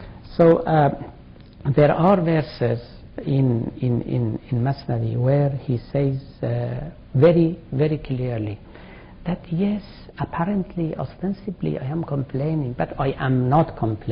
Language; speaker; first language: English; non-native, fluent; Persian